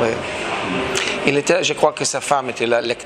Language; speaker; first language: French; non-native, fluent; Hebrew